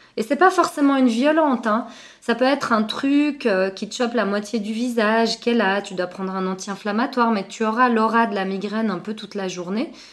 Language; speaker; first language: French; early bilingual, other home language; Arabic